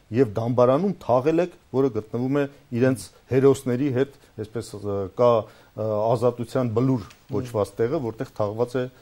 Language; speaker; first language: Armenian; native; Armenian